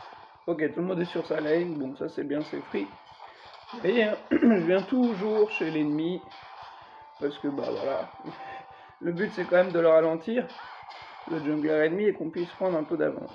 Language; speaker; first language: French; native; French